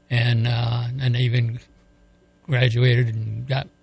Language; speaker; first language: English; native; English